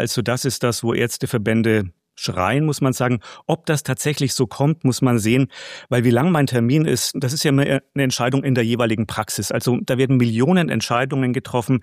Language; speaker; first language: German; native; German